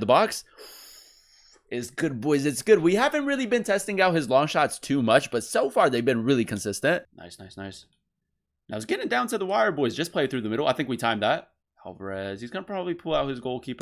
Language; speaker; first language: English; native; English